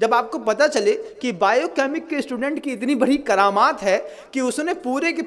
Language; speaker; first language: Hindi; native; Hindi